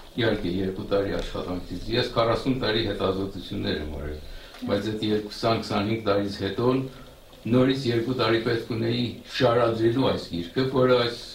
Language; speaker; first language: Armenian; early bilingual, heritage; Armenian